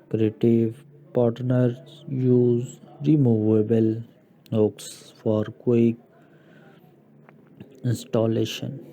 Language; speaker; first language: English; non-native, local second language; Urdu